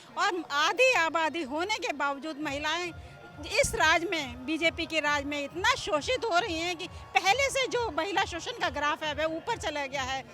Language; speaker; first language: Hindi; native; Hindi